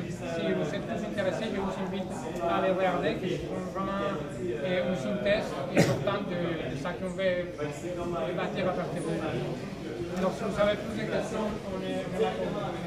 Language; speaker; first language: French; non-native, fluent; Spanish